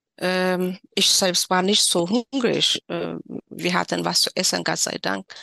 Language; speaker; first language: German; non-native, learner; Tigrinya